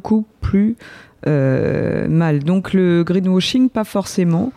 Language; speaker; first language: French; native; French